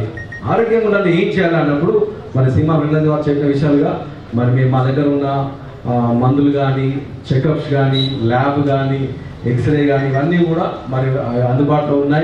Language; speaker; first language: Telugu; native; Telugu